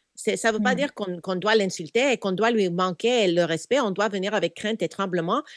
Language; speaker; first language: French; non-native, fluent; Korean